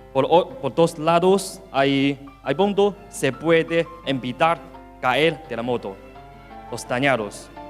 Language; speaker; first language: Spanish; non-native, learner; Chinese